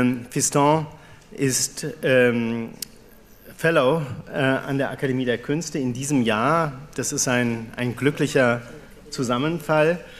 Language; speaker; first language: German; native; German